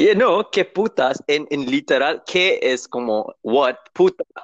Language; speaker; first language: Spanish; non-native, learner; English